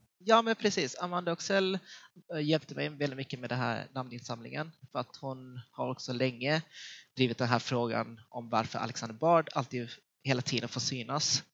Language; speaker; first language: Swedish; early bilingual, other home language; Vietnamese